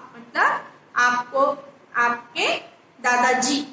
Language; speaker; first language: Hindi; non-native, local second language; Marathi